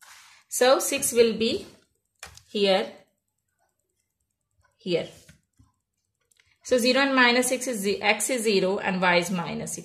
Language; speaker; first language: English; non-native, local second language; Urdu